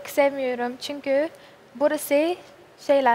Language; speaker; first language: Turkish; non-native, learner; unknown